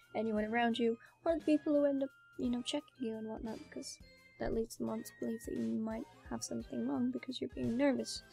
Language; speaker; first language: English; native; English